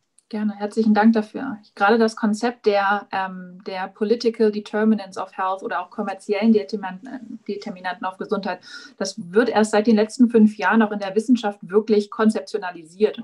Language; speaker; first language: German; native; German